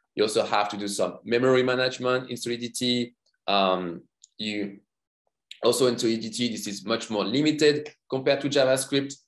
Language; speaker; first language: English; non-native, fluent; French